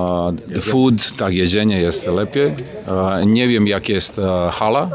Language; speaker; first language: Polish; non-native, learner; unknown